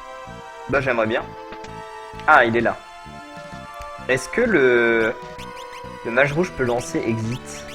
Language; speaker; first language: French; native; French